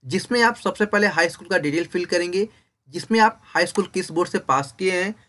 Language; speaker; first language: Hindi; native; Hindi